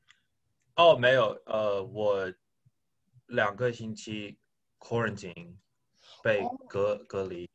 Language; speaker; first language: Chinese; non-native, learner; English